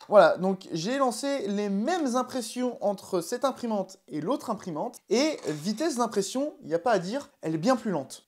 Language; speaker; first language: French; native; French